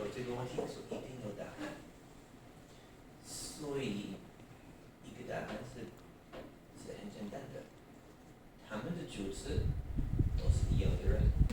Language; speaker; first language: Chinese; non-native, learner; English